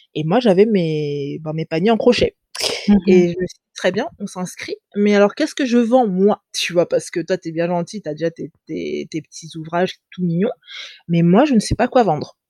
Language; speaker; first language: French; native; French